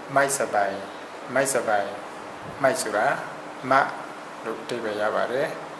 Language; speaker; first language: Burmese; native; Burmese